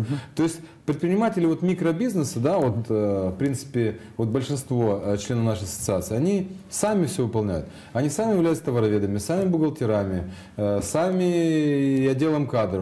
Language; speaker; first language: Russian; native; Russian